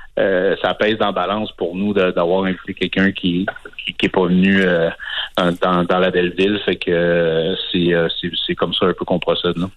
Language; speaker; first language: French; native; French